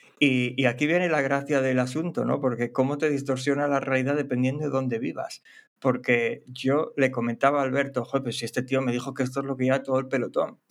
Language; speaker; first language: Spanish; native; Spanish